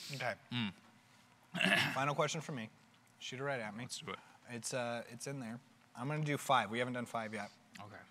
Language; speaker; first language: English; native; English